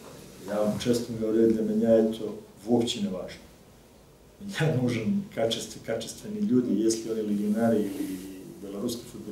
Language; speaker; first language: Russian; non-native, learner; Serbian